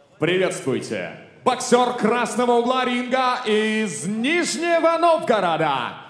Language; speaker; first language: Russian; native; Russian